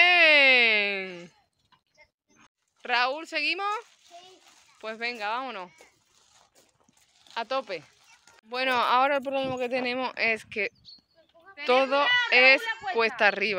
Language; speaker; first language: Spanish; native; Spanish